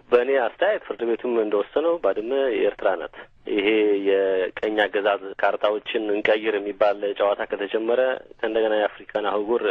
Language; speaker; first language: Amharic; non-native, local second language; Tigrinya